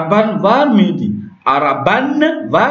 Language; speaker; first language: Turkish; non-native, learner; French